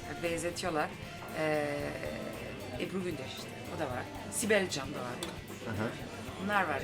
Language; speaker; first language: Turkish; early bilingual, heritage; Turkish